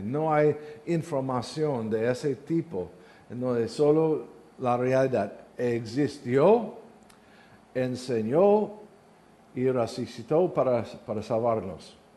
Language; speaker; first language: Spanish; non-native, learner; English